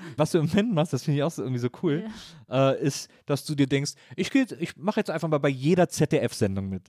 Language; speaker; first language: German; native; German